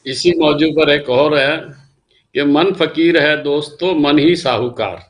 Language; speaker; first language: Hindi; non-native, local second language; Punjabi